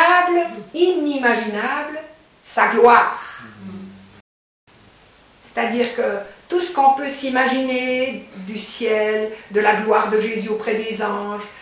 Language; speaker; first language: French; native; French